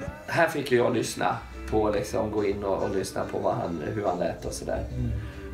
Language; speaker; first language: Swedish; native; Swedish